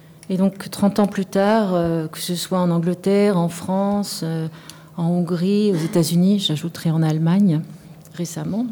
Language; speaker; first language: French; native; French